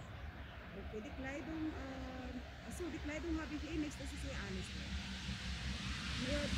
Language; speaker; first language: German; non-native, learner; Filipino